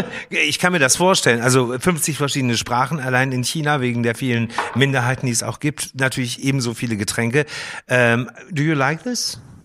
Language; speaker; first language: German; native; German